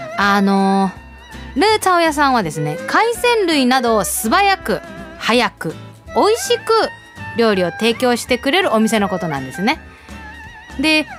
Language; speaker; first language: Japanese; early bilingual, heritage; Japanese